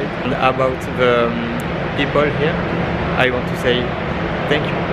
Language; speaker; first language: English; non-native, learner; French